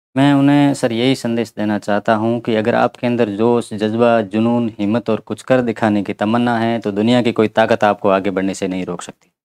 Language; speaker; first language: Hindi; native; Hindi